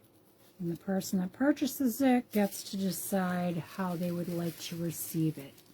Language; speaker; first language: English; native; English